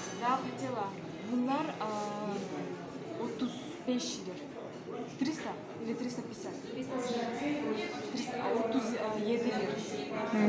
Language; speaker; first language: Turkish; non-native, learner; Kyrgyz